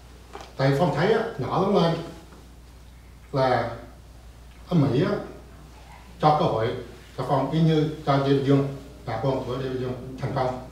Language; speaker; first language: Vietnamese; early bilingual, heritage; English